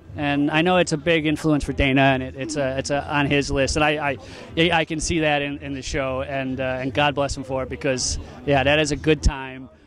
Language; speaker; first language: English; native; English